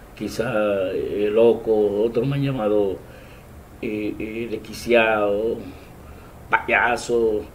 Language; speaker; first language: Spanish; native; Spanish